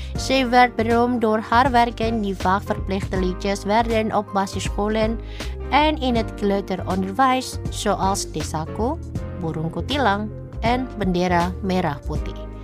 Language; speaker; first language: Dutch; non-native, fluent; Indonesian